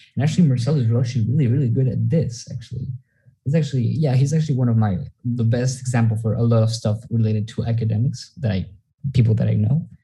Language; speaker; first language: English; non-native, fluent; Spanish